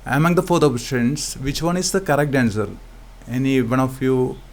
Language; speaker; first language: English; non-native, local second language; Malayalam